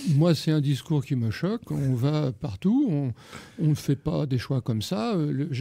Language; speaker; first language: French; native; French